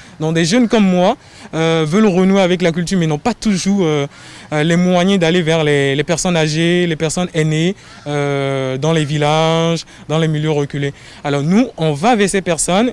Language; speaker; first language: French; non-native, local second language; Fon